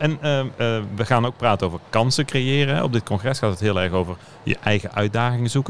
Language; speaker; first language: Dutch; native; Dutch